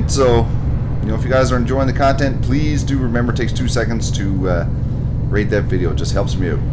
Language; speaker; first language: English; native; English